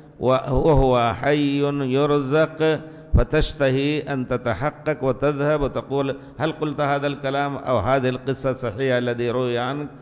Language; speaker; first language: Arabic; native; Arabic